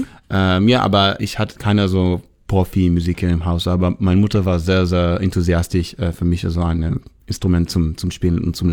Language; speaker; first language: German; non-native, learner; Hebrew